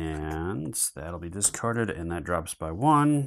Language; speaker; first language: English; native; English